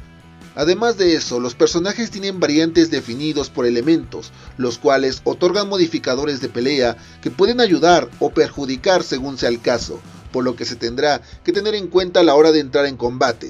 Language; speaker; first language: Spanish; native; Spanish